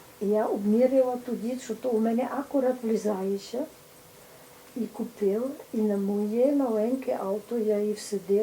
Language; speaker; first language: Ukrainian; early bilingual, heritage; Ukrainian